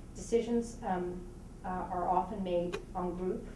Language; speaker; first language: English; native; English